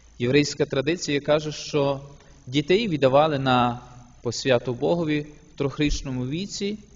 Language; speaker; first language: Ukrainian; native; Ukrainian